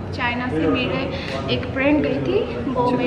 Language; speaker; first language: Hindi; non-native, learner; Bangla